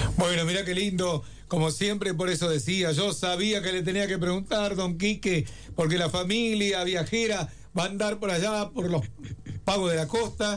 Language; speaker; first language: Spanish; native; Spanish